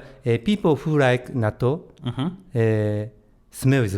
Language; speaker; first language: English; non-native, learner; Japanese